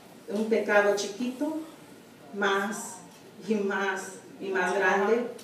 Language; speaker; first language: Spanish; early bilingual, heritage; Spanish